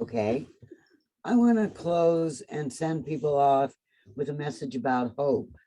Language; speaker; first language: English; native; English